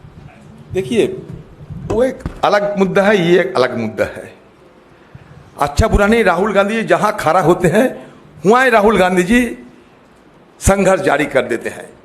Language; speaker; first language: Hindi; non-native, local second language; Bangla